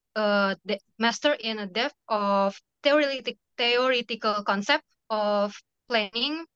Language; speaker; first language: English; non-native, fluent; Indonesian